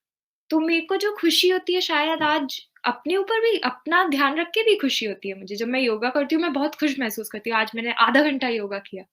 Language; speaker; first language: Hindi; native; Hindi